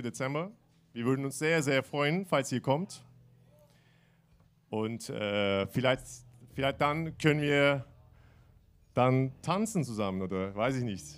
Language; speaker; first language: German; non-native, fluent; Turkish